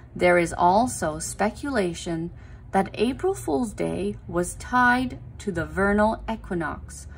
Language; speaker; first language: English; non-native, fluent; Thai